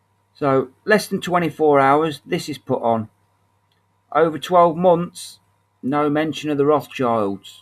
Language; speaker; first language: English; native; English